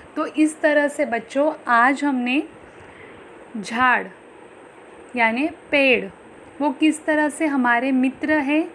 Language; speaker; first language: Hindi; non-native, local second language; Marathi